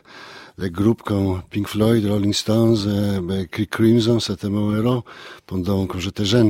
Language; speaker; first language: French; non-native, learner; Polish